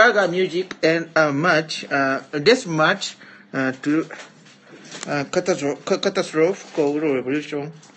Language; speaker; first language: English; non-native, learner; Japanese